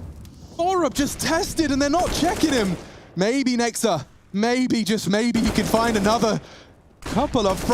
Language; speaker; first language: English; native; English